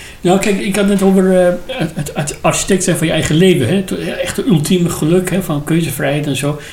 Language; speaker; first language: Dutch; non-native, fluent; Persian